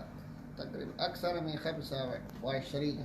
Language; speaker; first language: Arabic; non-native, fluent; Chinese